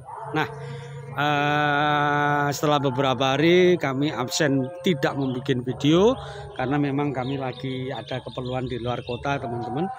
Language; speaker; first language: Indonesian; native; Indonesian